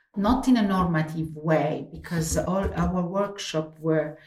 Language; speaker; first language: English; non-native, fluent; Italian